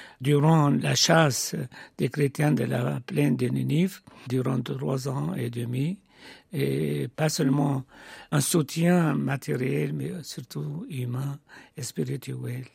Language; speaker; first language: French; non-native, fluent; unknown